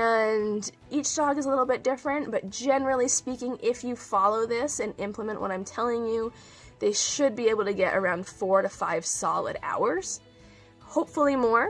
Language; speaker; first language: English; native; English